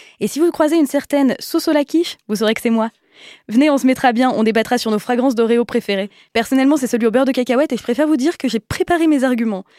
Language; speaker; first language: French; native; French